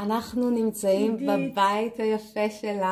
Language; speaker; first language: Hebrew; native; Hebrew